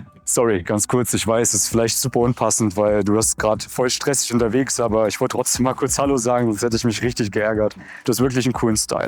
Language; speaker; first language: German; native; German